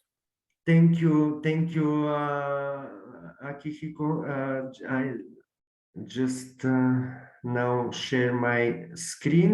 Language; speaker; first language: English; non-native, learner; Bulgarian